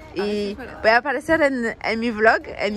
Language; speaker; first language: Spanish; non-native, fluent; French